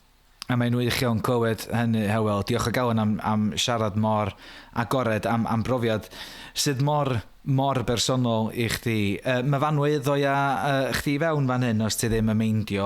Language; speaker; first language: Welsh; native; Welsh